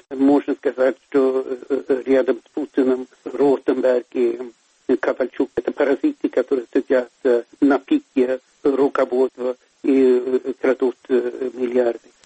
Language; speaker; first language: Russian; non-native, fluent; Swedish